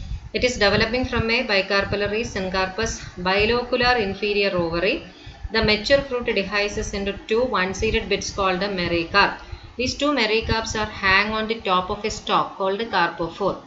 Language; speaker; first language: English; non-native, local second language; Malayalam